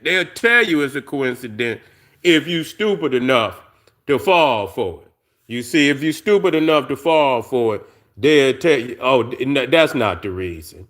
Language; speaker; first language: English; native; English